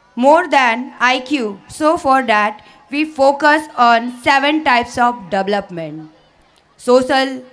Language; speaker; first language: English; non-native, local second language; Hindi